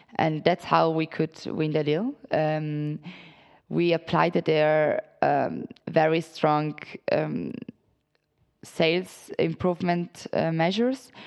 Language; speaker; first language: English; non-native, fluent; Italian